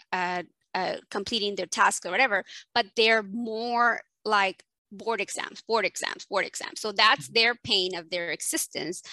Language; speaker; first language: English; early bilingual, other home language; Spanish